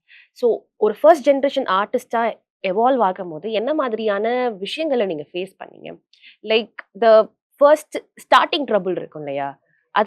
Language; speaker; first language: Tamil; native; Tamil